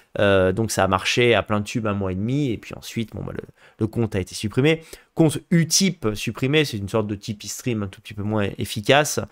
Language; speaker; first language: French; native; French